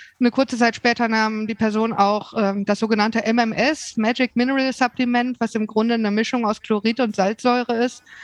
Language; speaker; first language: German; native; German